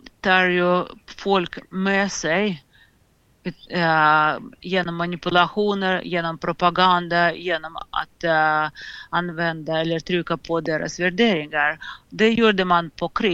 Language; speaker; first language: Swedish; non-native, fluent; Russian